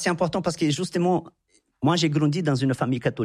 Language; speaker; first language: French; non-native, fluent; Portuguese